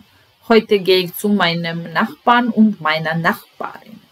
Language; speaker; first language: German; non-native, fluent; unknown